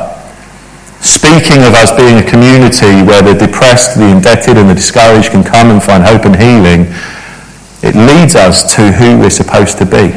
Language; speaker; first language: English; native; English